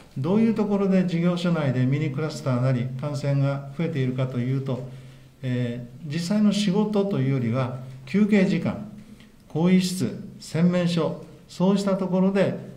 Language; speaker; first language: Japanese; native; Japanese